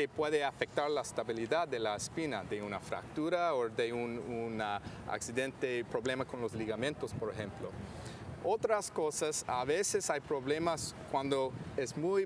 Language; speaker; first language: Spanish; non-native, fluent; English